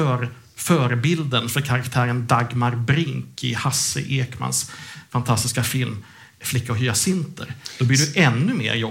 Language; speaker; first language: Swedish; native; Swedish